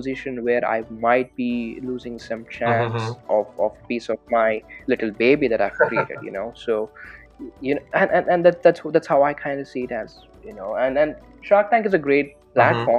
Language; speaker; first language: English; non-native, local second language; Telugu